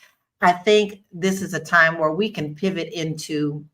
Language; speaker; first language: English; native; English